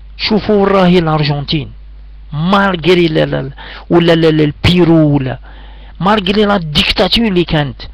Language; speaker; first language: Arabic; native; Arabic